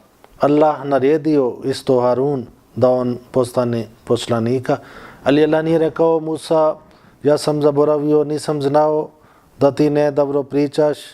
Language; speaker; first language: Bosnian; non-native, fluent; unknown